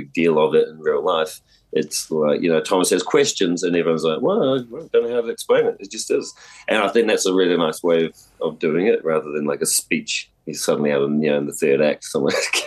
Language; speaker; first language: English; native; English